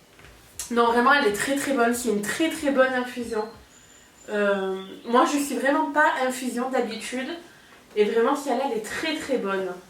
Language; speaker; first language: French; native; French